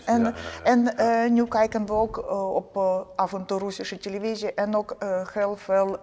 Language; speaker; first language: Dutch; non-native, learner; Ukrainian